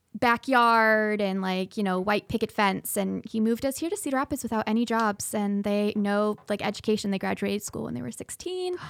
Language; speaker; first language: English; native; English